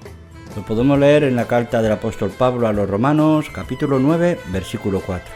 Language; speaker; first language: Spanish; native; Spanish